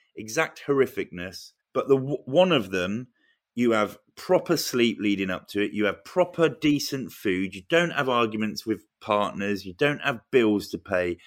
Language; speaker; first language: English; native; English